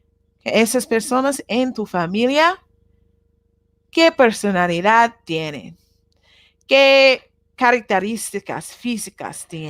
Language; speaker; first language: Spanish; non-native, learner; Japanese